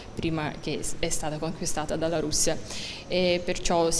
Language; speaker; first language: Italian; non-native, fluent; Russian